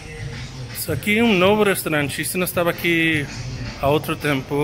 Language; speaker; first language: Portuguese; non-native, learner; English